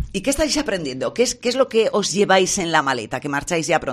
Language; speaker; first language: Spanish; native; Spanish